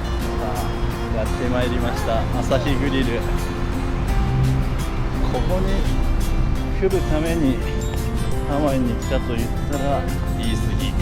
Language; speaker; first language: Japanese; native; Japanese